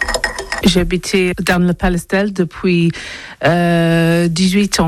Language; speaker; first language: French; non-native, learner; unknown